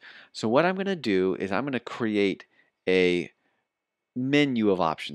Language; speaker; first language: English; native; English